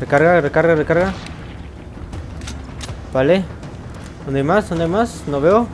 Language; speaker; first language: Spanish; native; Spanish